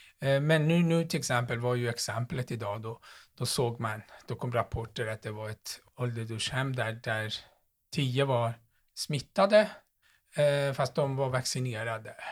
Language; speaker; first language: Swedish; non-native, fluent; Persian